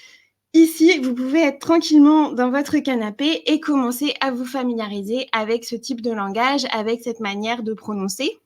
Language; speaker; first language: French; native; French